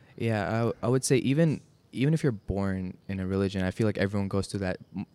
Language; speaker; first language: English; native; English